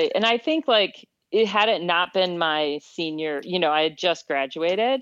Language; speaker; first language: English; native; English